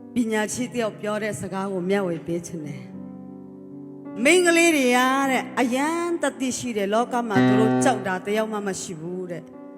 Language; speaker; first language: Burmese; non-native, local second language; Hakha Chin